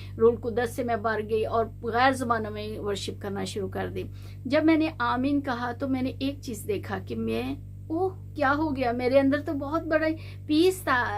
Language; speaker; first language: Urdu; native; Urdu